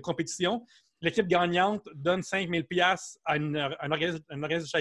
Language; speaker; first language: French; native; French